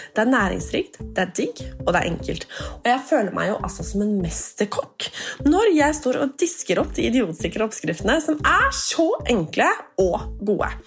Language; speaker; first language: Norwegian; native; Norwegian